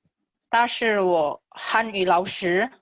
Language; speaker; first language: Chinese; non-native, learner; Indonesian